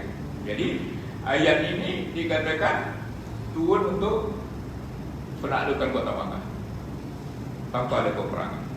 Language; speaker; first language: Malay; native; Malay